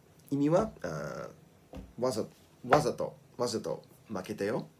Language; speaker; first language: Japanese; non-native, fluent; English